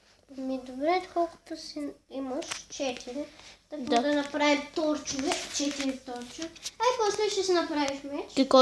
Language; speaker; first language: Bulgarian; native; Bulgarian